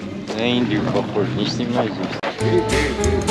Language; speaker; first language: Russian; non-native, learner; Georgian